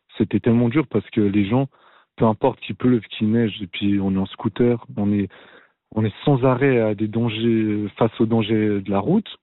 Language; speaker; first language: French; native; French